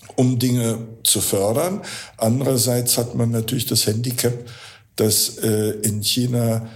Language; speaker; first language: German; native; German